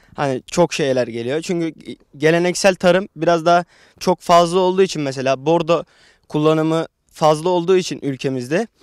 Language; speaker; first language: Turkish; native; Turkish